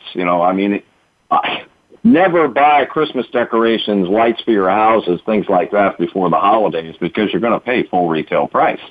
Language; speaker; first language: English; native; English